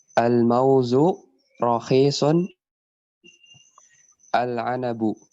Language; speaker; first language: Arabic; non-native, learner; Indonesian